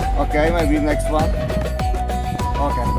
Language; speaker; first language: English; non-native, learner; Polish